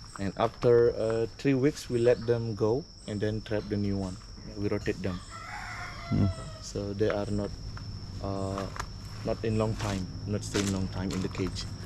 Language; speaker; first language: English; non-native, local second language; Indonesian